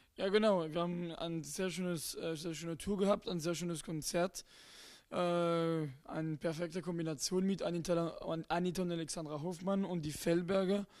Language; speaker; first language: German; non-native, local second language; Swiss German